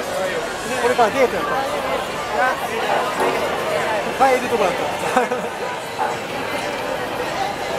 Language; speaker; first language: Japanese; native; Japanese